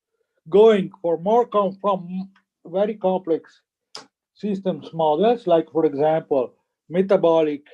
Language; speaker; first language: English; non-native, fluent; Italian